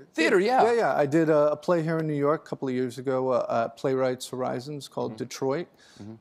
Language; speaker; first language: English; native; English